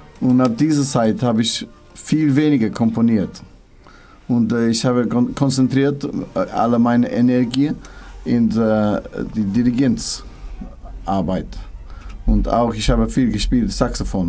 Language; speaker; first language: German; non-native, learner; English